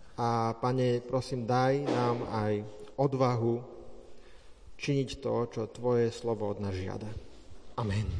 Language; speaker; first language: Slovak; native; Slovak